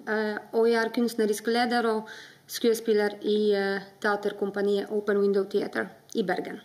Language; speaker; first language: Norwegian; non-native, fluent; Polish